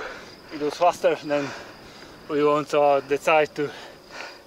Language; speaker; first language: English; non-native, learner; Polish